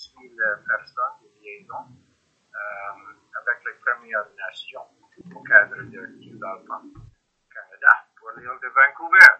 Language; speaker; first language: French; non-native, learner; English